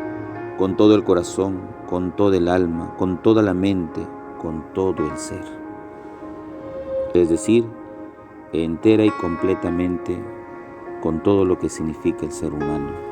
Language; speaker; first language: Spanish; native; Spanish